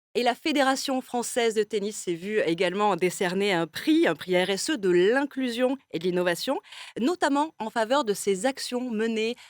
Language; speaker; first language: French; native; French